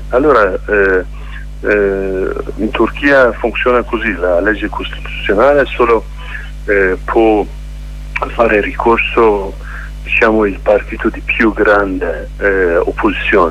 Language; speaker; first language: Italian; non-native, learner; Kurdish